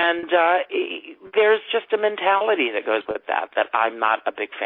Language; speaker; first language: English; native; English